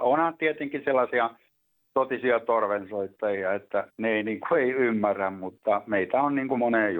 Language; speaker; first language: Finnish; native; Finnish